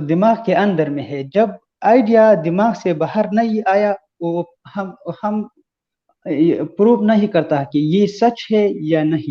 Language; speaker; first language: Hindi; non-native, learner; Pashto